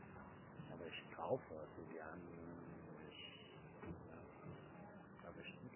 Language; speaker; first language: German; non-native, learner; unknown